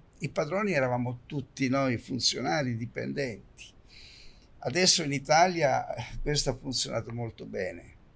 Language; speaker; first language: Italian; native; Italian